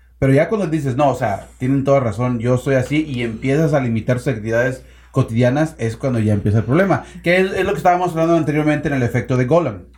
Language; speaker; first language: Spanish; native; Spanish